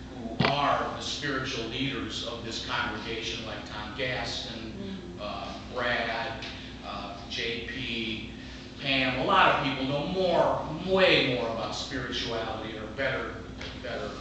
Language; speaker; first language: English; native; English